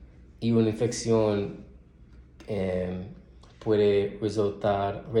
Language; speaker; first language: Spanish; non-native, learner; English